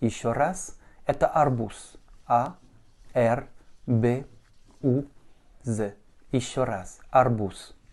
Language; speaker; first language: Russian; non-native, fluent; French